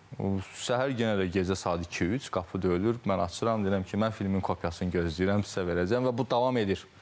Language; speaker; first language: Azerbaijani; native; Azerbaijani